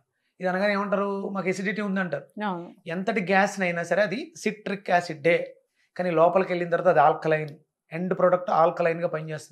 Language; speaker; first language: Telugu; native; Telugu